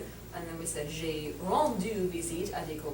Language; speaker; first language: French; non-native, learner; English